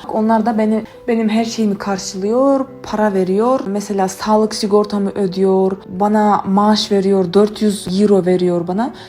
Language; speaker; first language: Turkish; native; Turkish